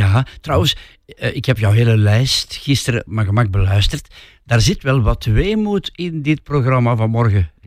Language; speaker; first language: Dutch; native; Dutch